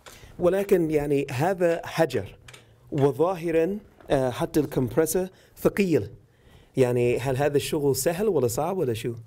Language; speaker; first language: Arabic; non-native, learner; English